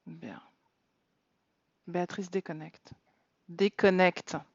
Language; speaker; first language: French; native; French